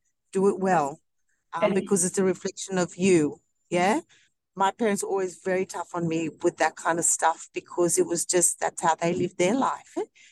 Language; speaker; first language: English; native; English